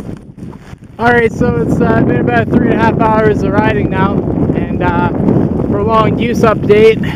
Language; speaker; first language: English; native; English